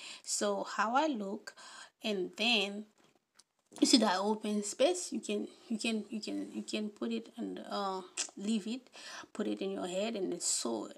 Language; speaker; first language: English; non-native, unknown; Haitian Creole